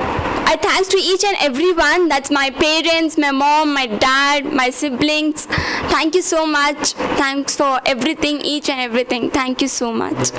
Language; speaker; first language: English; non-native, local second language; Kannada